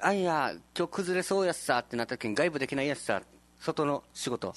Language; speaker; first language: Japanese; native; Japanese